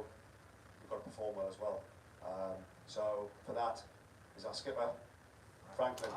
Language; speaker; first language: English; native; English